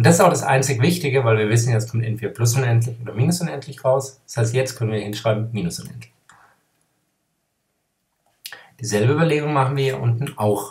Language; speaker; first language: German; native; German